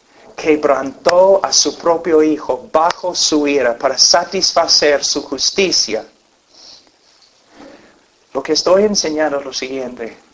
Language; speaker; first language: Spanish; non-native, fluent; English